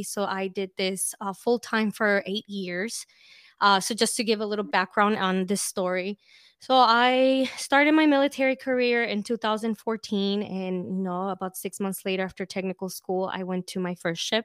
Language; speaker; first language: English; early bilingual, other home language; Spanish